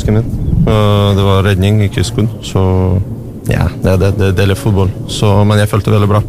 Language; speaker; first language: Norwegian; non-native, learner; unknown